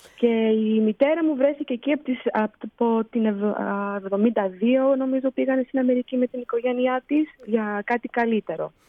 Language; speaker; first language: Greek; early bilingual, heritage; Greek